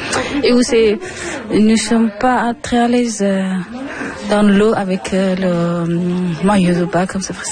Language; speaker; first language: French; non-native, learner; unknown